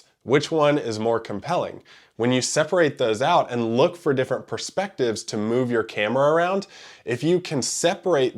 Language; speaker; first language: English; native; English